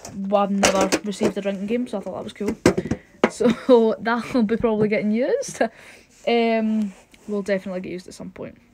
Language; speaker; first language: English; native; English